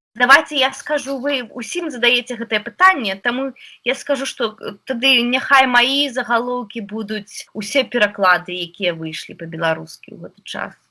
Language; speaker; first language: Belarusian; non-native, local second language; Russian